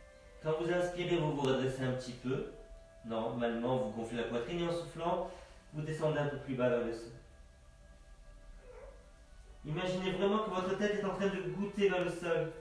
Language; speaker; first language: French; native; French